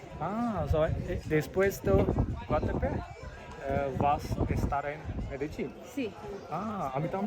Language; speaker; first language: Spanish; non-native, learner; Turkish